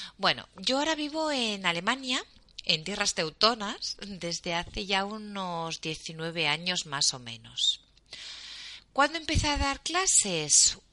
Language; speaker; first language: Spanish; native; Spanish